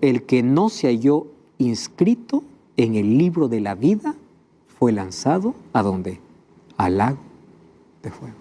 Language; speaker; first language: Spanish; native; Spanish